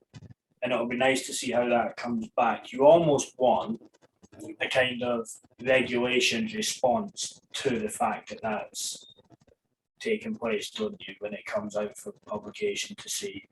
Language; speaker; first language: English; native; English